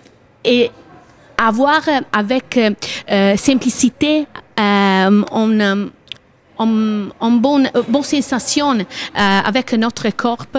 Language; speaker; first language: French; non-native, learner; Italian